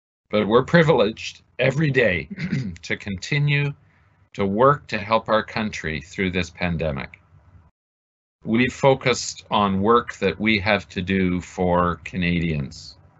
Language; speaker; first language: English; native; English